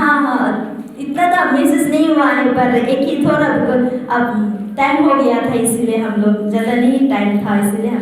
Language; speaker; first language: Hindi; non-native, local second language; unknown